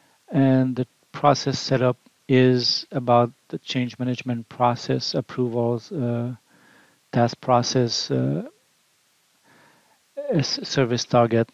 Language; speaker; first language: English; non-native, fluent; French